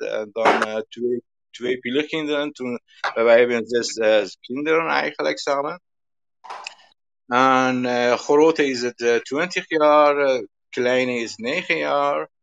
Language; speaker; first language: Dutch; non-native, learner; Persian